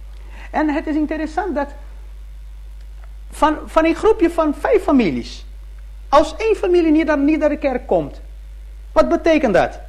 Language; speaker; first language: Dutch; early bilingual, heritage; Dutch